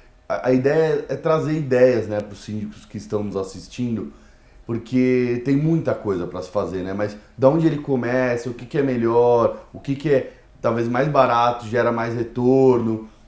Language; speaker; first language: Portuguese; native; Portuguese